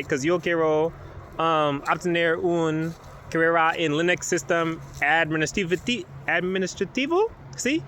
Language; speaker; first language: Spanish; non-native, learner; English